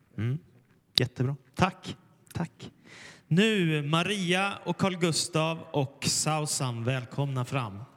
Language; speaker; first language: Swedish; native; Swedish